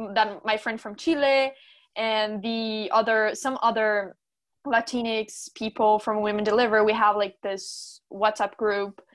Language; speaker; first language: English; non-native, fluent; Portuguese